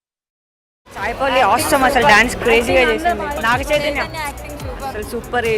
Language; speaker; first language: Telugu; native; Telugu